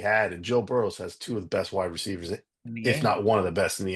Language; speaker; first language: English; native; English